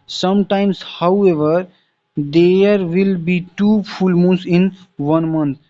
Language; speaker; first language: English; non-native, local second language; Hindi